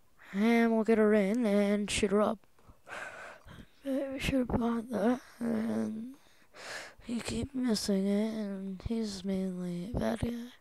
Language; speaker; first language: English; native; English